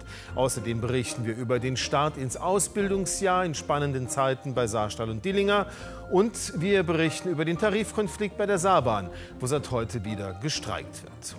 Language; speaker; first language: German; native; German